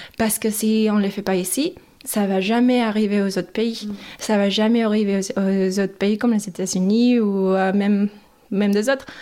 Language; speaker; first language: French; non-native, fluent; English